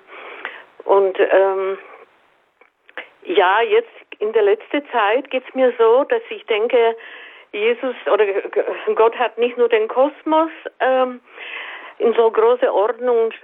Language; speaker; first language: German; native; German